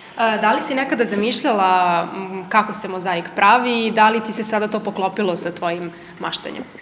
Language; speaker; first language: Serbian; native; Serbian